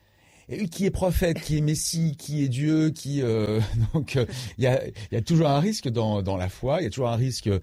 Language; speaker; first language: French; native; French